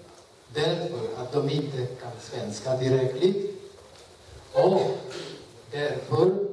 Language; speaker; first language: Swedish; non-native, fluent; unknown